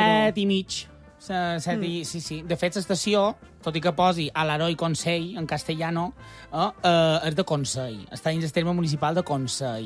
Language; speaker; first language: Catalan; native; Catalan